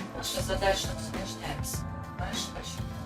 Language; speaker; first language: Russian; native; Russian